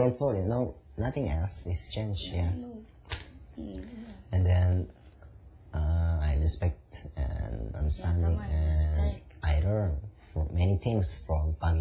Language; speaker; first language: English; non-native, learner; Japanese